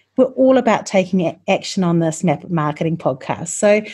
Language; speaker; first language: English; native; English